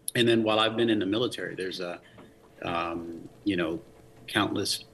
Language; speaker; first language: English; early bilingual, other home language; Spanish